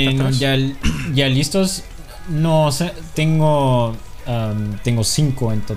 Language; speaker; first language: Spanish; non-native, fluent; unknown